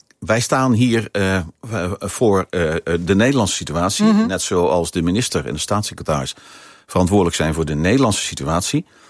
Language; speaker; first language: Dutch; native; Dutch